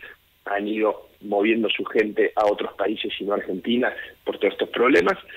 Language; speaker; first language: Spanish; native; Spanish